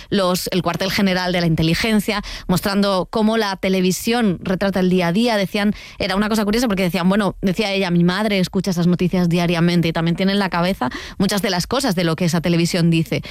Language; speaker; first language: Spanish; native; Spanish